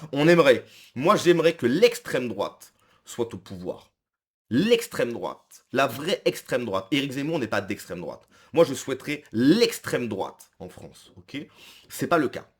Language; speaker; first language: French; native; French